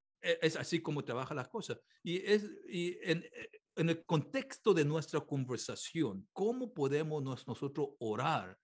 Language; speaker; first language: Spanish; non-native, fluent; Korean